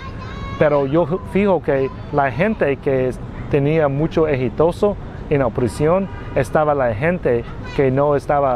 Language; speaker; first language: Spanish; non-native, learner; Vietnamese